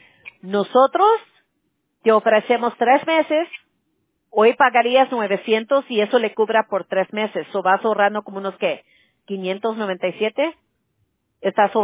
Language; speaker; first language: Spanish; early bilingual, heritage; Spanish